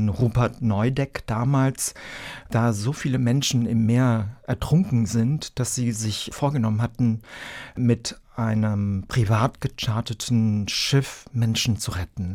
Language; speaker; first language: German; early bilingual, other home language; Vietnamese